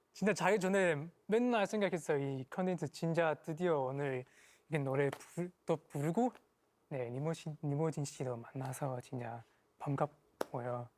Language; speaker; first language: Korean; non-native, fluent; Chinese